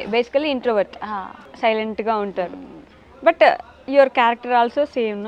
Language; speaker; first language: Telugu; native; Telugu